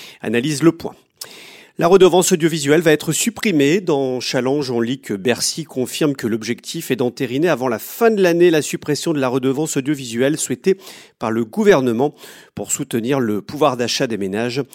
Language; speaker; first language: French; native; French